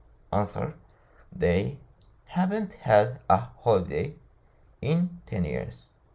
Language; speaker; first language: English; non-native, fluent; Japanese